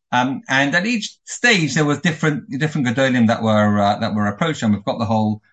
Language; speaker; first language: English; native; English